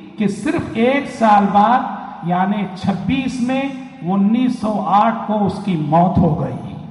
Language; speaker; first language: Urdu; native; Urdu